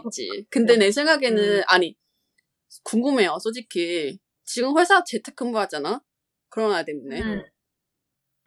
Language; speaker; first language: Korean; non-native, fluent; Chinese